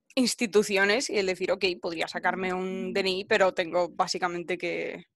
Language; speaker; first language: Spanish; native; Spanish